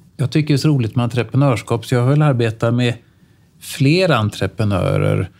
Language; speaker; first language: Swedish; native; Swedish